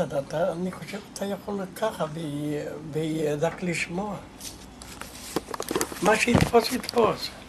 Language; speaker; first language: Hebrew; non-native, fluent; Portuguese